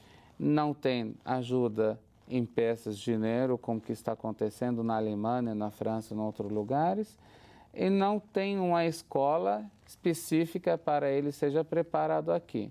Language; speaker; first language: Portuguese; non-native, fluent; Arabic